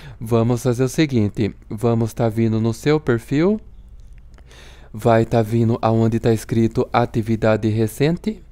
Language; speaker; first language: Portuguese; native; Portuguese